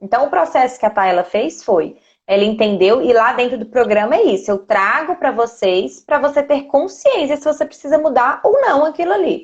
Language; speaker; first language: Portuguese; native; Portuguese